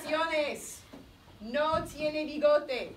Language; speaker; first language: Spanish; non-native, fluent; English